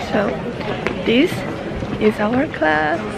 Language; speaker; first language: English; non-native, fluent; Chinese